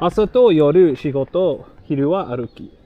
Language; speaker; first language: Japanese; non-native, learner; English